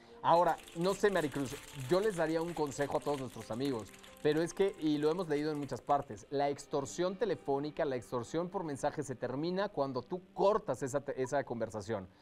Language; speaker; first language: Spanish; native; Spanish